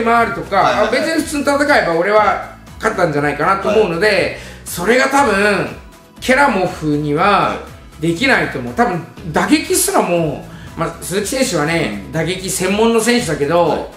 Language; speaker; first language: Japanese; native; Japanese